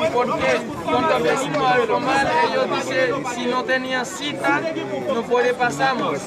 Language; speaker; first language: Spanish; non-native, learner; Haitian Creole